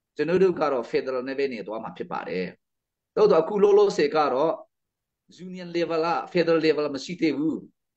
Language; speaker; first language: Burmese; non-native, local second language; Hakha Chin